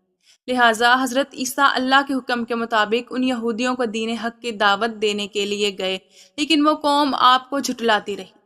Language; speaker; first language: Urdu; native; Urdu